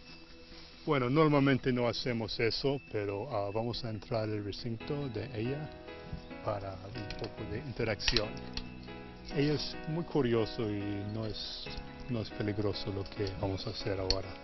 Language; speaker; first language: Spanish; non-native, fluent; English